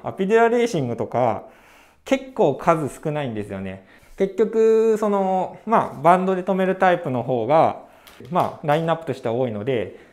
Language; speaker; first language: Japanese; native; Japanese